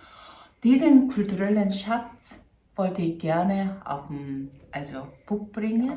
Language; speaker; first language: German; non-native, fluent; Korean